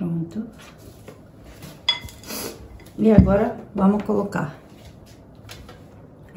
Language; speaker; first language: Portuguese; non-native, fluent; Ukrainian